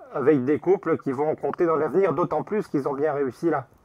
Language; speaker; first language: French; native; French